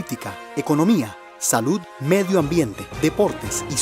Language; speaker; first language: Spanish; native; Spanish